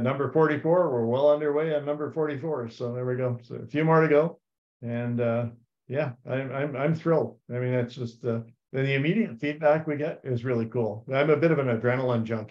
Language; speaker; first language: English; native; English